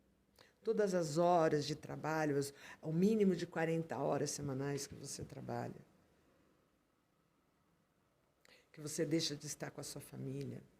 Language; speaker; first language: Portuguese; native; Portuguese